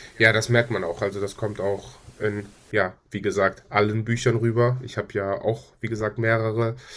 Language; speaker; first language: German; native; German